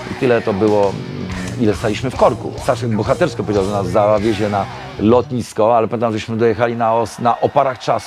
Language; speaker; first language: Polish; native; Polish